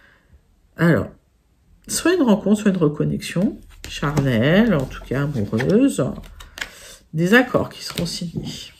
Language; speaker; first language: French; native; French